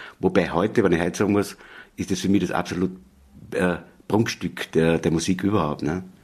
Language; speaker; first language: German; native; German